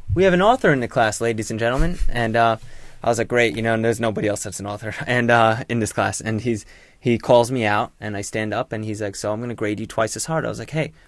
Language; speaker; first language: English; native; English